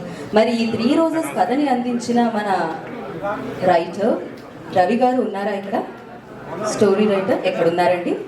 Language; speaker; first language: Telugu; native; Telugu